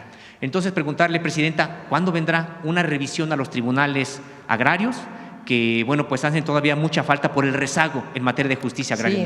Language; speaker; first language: Spanish; native; Spanish